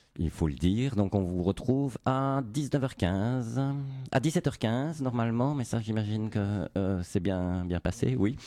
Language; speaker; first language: French; native; French